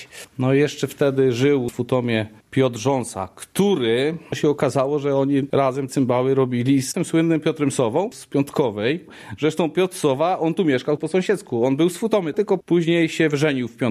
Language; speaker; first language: Polish; native; Polish